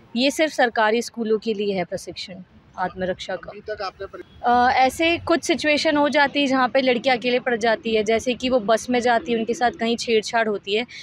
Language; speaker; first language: Hindi; native; Hindi